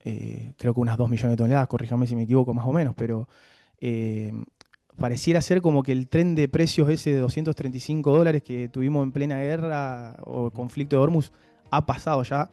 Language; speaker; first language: Spanish; native; Spanish